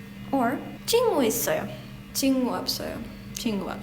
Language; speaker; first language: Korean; non-native, learner; Hungarian